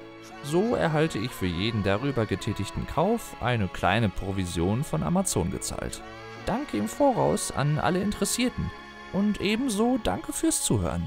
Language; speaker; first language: German; native; German